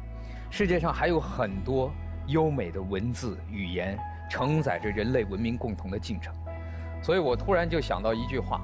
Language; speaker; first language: Chinese; native; Chinese